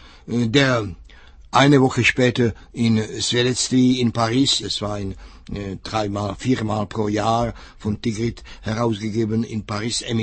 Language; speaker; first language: German; non-native, fluent; Czech